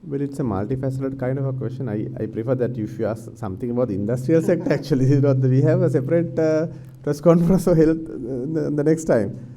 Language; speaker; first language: English; non-native, local second language; Sinhala